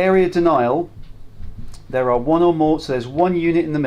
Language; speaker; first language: English; native; English